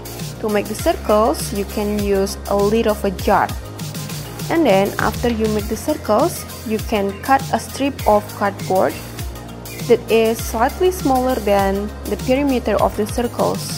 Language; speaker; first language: English; non-native, fluent; Indonesian